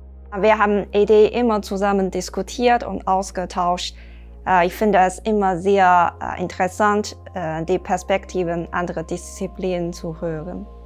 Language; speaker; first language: German; non-native, fluent; Chinese